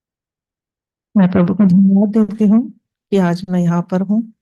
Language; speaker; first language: Hindi; native; Hindi